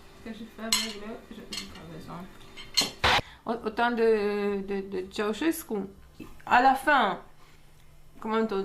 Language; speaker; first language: French; non-native, fluent; Romanian